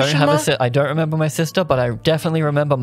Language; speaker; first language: English; native; English